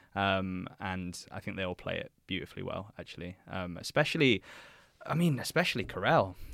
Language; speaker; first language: English; native; English